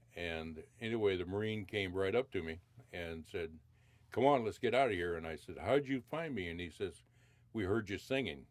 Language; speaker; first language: English; native; English